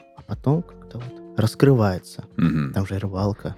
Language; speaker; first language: Russian; native; Russian